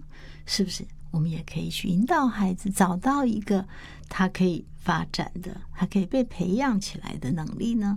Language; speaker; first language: Chinese; native; Chinese